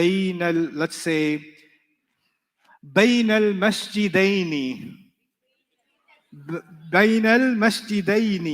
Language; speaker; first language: Arabic; non-native, fluent; English